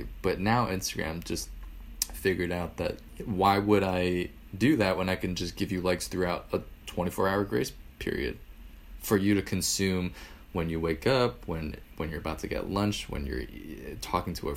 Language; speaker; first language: English; native; English